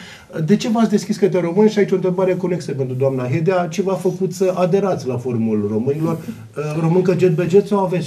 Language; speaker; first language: Romanian; native; Romanian